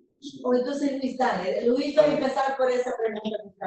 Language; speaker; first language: Spanish; non-native, fluent; Portuguese